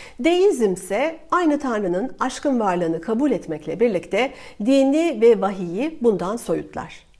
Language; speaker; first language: Turkish; native; Turkish